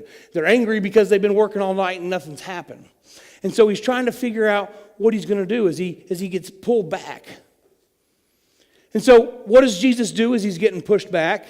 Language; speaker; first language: English; native; English